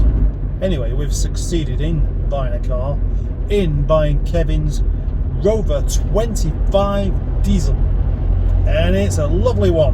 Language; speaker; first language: English; native; English